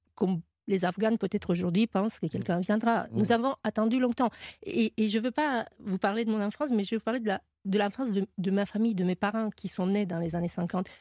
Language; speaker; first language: French; non-native, fluent; Romanian